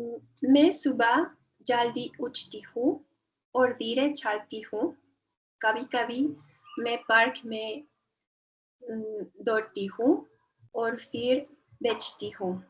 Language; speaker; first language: Hindi; non-native, learner; Spanish